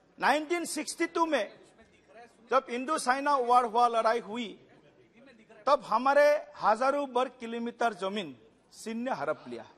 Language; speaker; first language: Hindi; non-native, local second language; Assamese